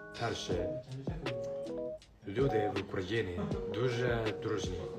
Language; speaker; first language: Ukrainian; non-native, learner; Japanese